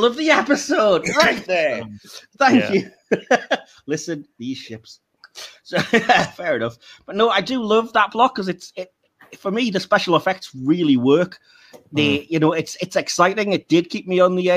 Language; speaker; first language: English; native; English